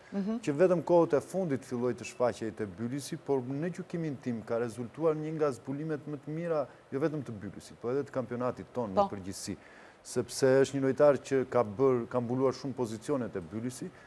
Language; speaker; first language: Albanian; native; Albanian